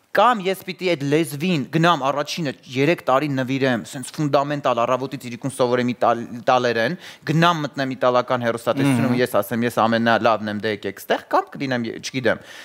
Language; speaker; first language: Armenian; native; Armenian